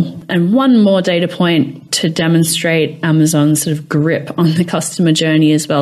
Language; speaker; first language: English; native; English